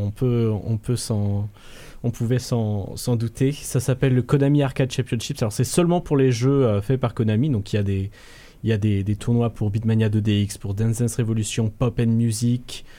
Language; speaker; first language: French; native; French